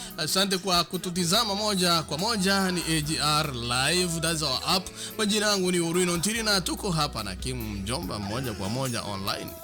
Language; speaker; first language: Swahili; non-native, local second language; Gusii